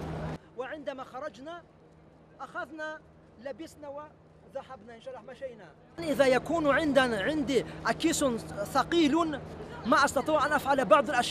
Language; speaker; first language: Arabic; non-native, fluent; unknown